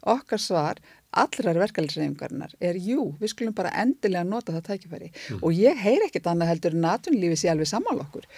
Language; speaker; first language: Icelandic; native; Icelandic